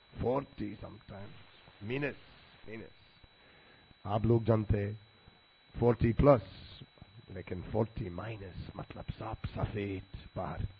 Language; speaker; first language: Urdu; non-native, learner; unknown